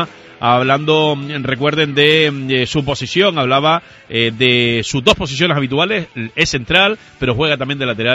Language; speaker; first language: Spanish; native; Spanish